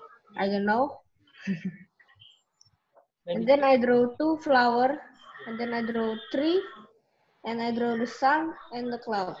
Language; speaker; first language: English; non-native, learner; Indonesian